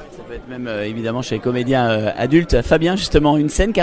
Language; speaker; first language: French; native; French